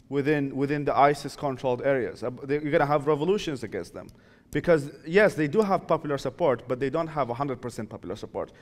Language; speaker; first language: English; non-native, fluent; Arabic